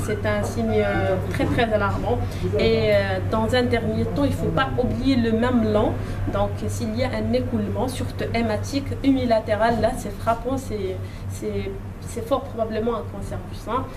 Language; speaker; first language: French; non-native, local second language; Arabic